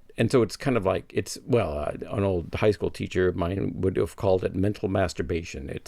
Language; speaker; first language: English; native; English